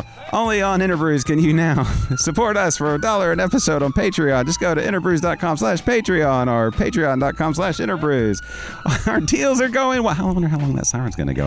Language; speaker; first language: English; native; English